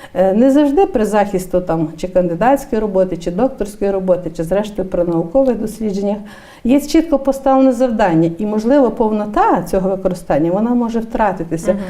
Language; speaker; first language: Ukrainian; native; Ukrainian